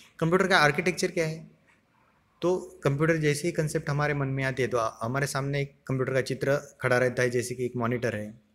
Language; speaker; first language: Hindi; non-native, local second language; Marathi